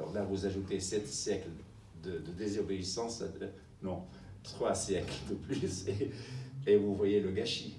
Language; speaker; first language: French; non-native, fluent; Arabic